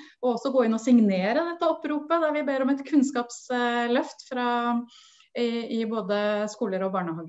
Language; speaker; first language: Norwegian; native; Norwegian